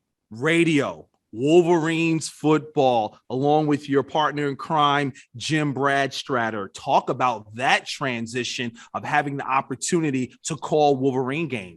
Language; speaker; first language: English; native; English